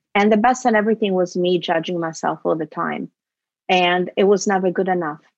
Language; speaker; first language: English; early bilingual, other home language; Italian